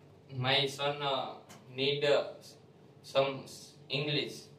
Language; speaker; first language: English; non-native, learner; Gujarati